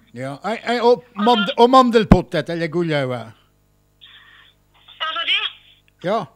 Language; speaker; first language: Norwegian; native; Norwegian